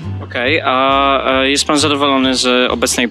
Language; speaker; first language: Polish; native; Polish